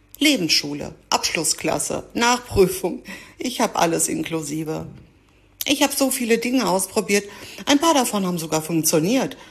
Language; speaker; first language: German; early bilingual, other home language; Greek